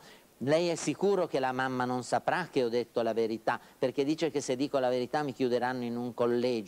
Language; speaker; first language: Italian; native; Italian